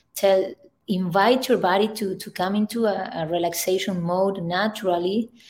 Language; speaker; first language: English; non-native, fluent; Spanish